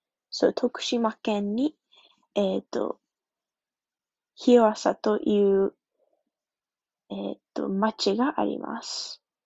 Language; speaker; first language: Japanese; early bilingual, heritage; Japanese